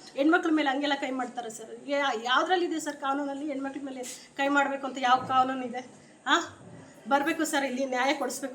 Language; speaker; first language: Kannada; native; Kannada